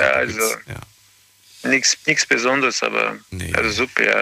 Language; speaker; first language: German; non-native, learner; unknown